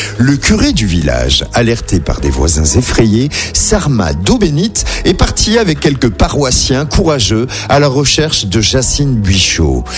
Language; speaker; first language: French; native; French